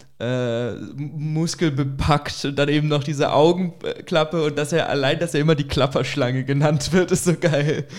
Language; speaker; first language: German; native; German